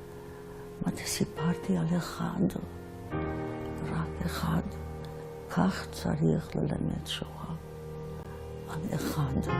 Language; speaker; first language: Hebrew; non-native, fluent; Yiddish